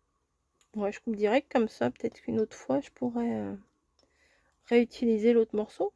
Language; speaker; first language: French; native; French